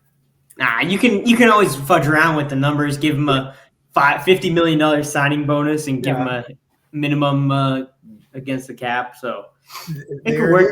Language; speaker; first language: English; native; English